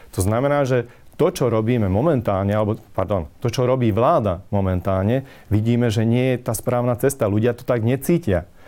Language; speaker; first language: Slovak; non-native, local second language; Hungarian